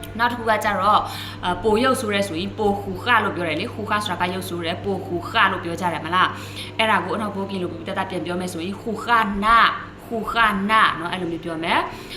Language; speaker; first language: Burmese; non-native, local second language; S'gaw Karen